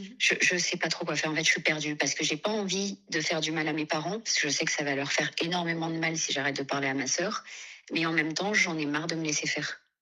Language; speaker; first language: French; early bilingual, other home language; Portuguese